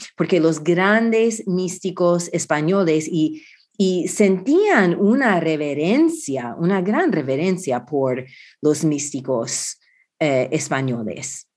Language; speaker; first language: Spanish; non-native, fluent; English